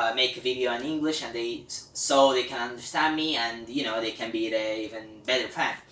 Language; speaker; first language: English; non-native, fluent; Azerbaijani